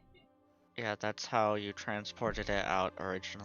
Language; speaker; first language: English; native; English